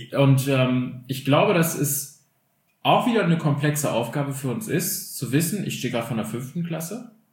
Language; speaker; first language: German; early bilingual, other home language; Albanian